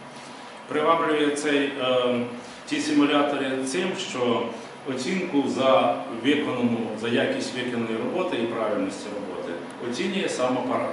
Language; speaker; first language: Ukrainian; native; Ukrainian